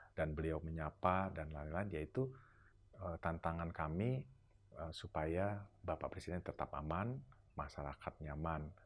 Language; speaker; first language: Indonesian; native; Indonesian